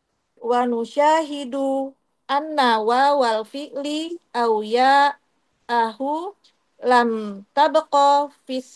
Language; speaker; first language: Arabic; non-native, learner; Indonesian